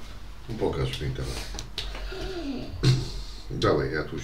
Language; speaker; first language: Polish; native; Polish